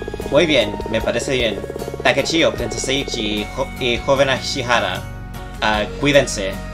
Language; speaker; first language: Spanish; non-native, learner; English